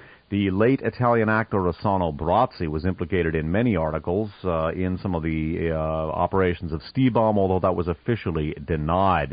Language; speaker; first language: English; native; English